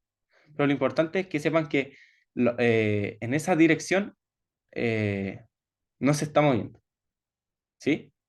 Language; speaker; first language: Spanish; native; Spanish